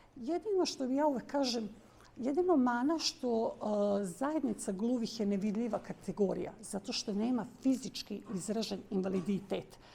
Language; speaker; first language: Bosnian; non-native, local second language; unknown